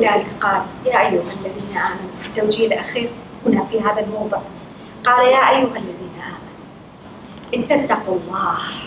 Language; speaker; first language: Arabic; native; Arabic